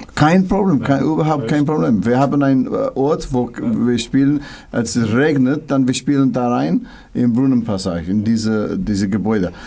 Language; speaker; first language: German; non-native, learner; English